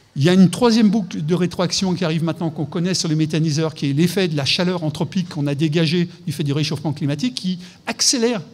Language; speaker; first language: French; native; French